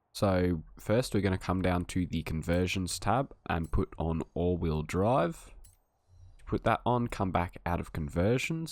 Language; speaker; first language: English; native; English